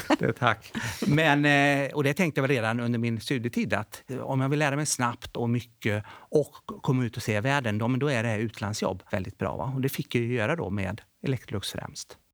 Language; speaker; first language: Swedish; early bilingual, other home language; Bosnian